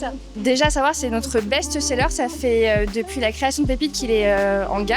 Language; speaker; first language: French; native; French